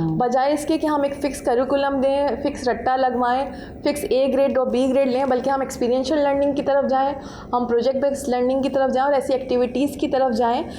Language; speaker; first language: Urdu; native; Urdu